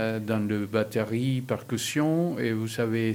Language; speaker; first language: French; non-native, learner; Spanish